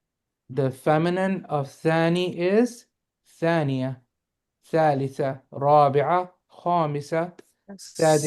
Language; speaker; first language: Arabic; non-native, fluent; English